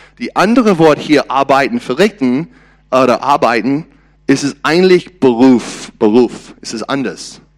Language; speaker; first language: German; non-native, learner; English